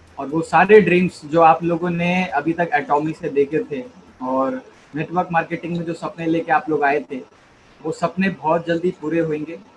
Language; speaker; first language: Hindi; early bilingual, other home language; Nepali